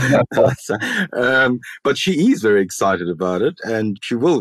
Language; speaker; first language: English; native; English